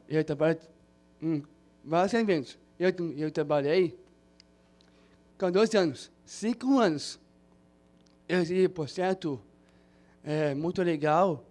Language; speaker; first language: Portuguese; non-native, learner; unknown